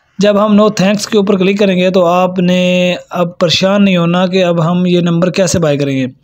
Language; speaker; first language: Urdu; non-native, local second language; Punjabi